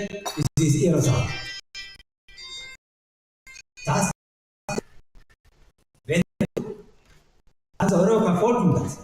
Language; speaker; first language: German; non-native, learner; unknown